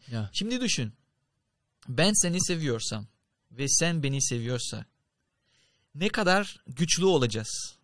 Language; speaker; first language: Turkish; non-native, fluent; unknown